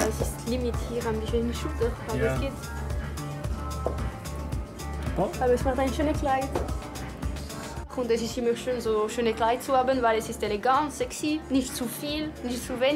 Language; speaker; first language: German; non-native, local second language; French